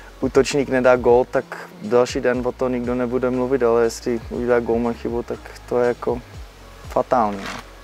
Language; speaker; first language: Czech; non-native, fluent; Dutch